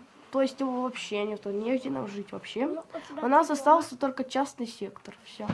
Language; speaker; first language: Russian; native; Russian